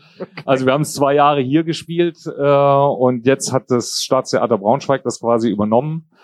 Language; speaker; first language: German; native; German